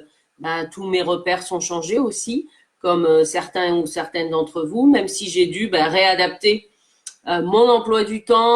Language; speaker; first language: French; native; French